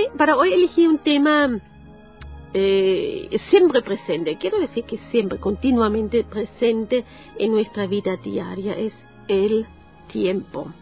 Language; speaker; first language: Spanish; non-native, fluent; German